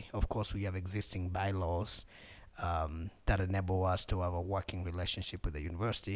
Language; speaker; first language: English; non-native, local second language; Kamba